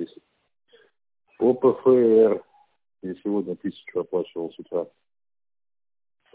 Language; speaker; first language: Russian; native; Russian